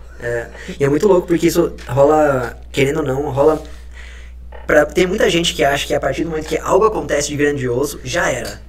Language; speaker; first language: Portuguese; early bilingual, other home language; Spanish